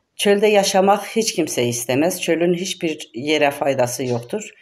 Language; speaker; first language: Turkish; native; Turkish